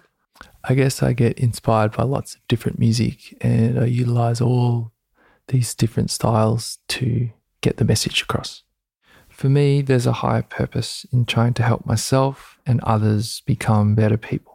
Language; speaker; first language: English; native; English